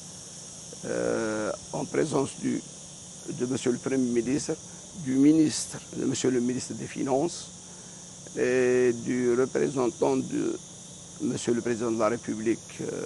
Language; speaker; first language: French; non-native, local second language; Arabic